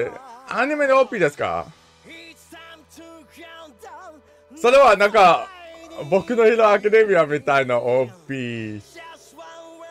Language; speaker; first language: Japanese; non-native, learner; English